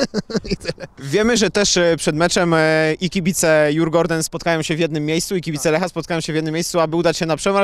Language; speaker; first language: Polish; native; Polish